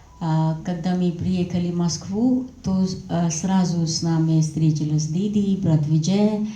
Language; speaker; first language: Russian; non-native, fluent; Hindi